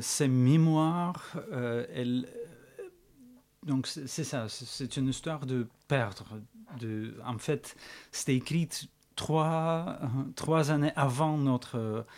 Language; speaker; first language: French; non-native, fluent; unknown